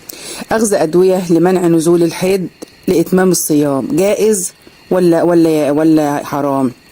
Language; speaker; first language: Arabic; native; Arabic